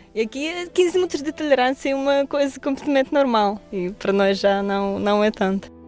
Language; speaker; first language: Portuguese; non-native, fluent; Russian